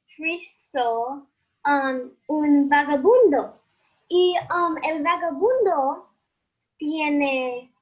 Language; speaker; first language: Spanish; non-native, learner; English